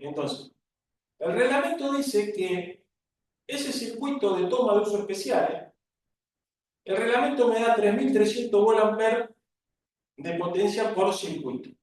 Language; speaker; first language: Spanish; native; Spanish